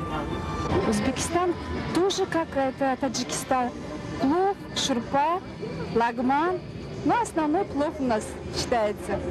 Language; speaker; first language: Russian; non-native, local second language; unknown